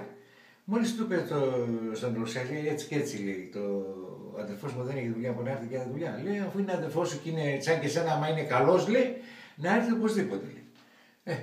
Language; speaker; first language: Greek; native; Greek